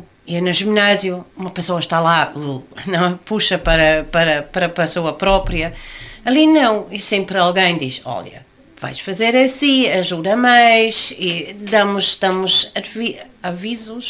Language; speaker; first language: Portuguese; non-native, learner; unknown